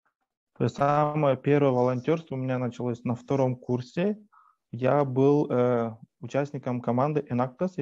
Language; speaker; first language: Russian; native; Russian